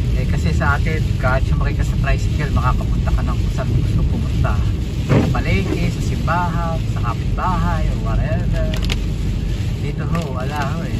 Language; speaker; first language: Filipino; native; Filipino